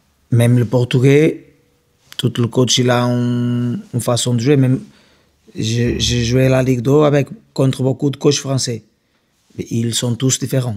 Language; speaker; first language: French; non-native, fluent; Portuguese